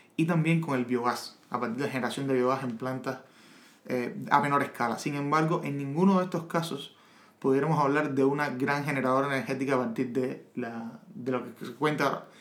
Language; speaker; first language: Spanish; native; Spanish